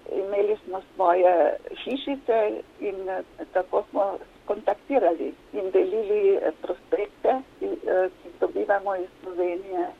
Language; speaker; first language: Slovenian; native; Slovenian